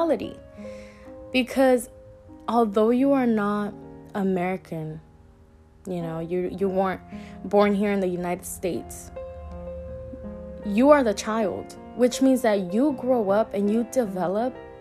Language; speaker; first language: English; native; English